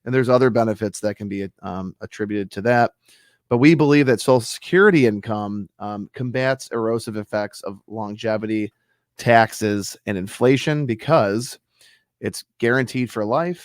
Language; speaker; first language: English; native; English